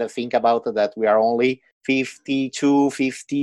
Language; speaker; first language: English; non-native, fluent; Italian